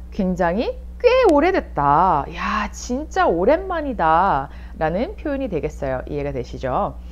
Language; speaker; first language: Korean; native; Korean